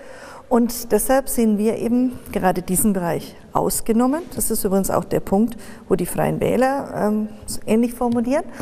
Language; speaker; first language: German; native; German